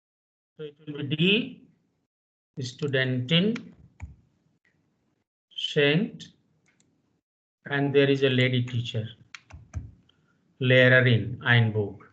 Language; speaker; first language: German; non-native, fluent; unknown